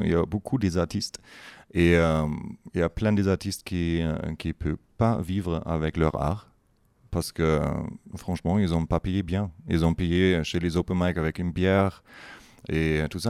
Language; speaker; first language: French; non-native, fluent; German